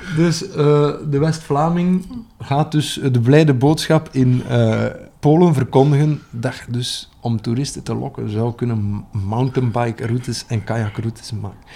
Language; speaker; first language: Dutch; native; Dutch